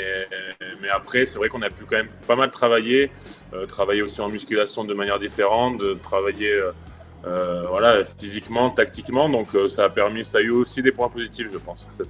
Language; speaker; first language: French; native; French